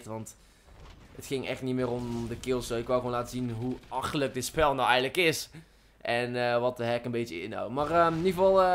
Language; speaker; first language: Dutch; native; Dutch